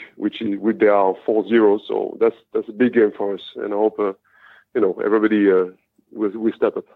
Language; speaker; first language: English; non-native, fluent; French